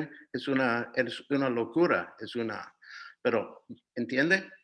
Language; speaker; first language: Spanish; non-native, fluent; English